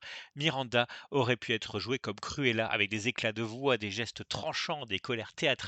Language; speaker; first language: French; native; French